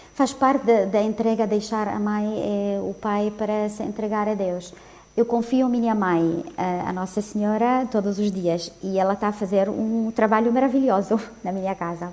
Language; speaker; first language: Portuguese; non-native, fluent; Arabic